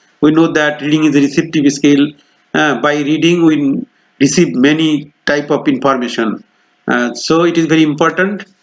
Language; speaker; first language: English; non-native, local second language; Bangla